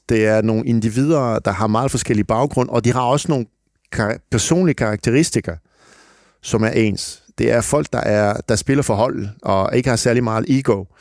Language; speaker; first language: Danish; non-native, fluent; French